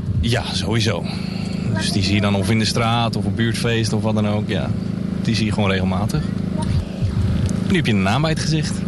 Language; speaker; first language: Dutch; native; Dutch